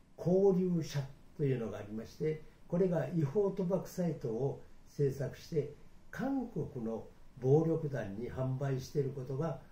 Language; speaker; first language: Japanese; native; Japanese